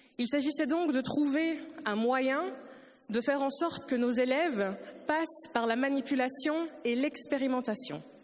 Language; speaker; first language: French; early bilingual, other home language; Lingala